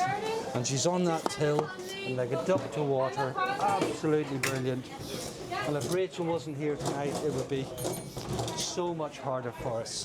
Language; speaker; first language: English; native; English